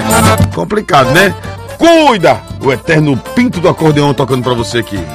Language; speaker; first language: Portuguese; native; Portuguese